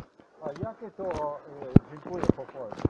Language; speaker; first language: Czech; non-native, learner; Polish